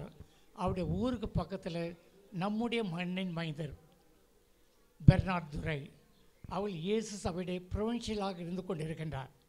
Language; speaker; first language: Tamil; native; Tamil